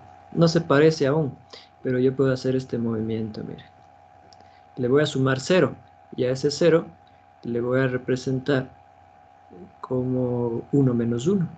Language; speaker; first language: Spanish; native; Spanish